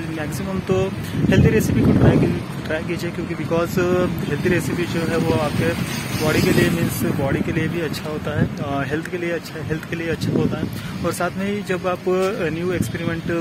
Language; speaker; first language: Hindi; non-native, local second language; Marathi